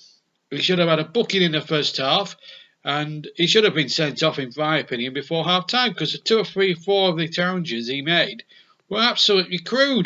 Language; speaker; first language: English; native; English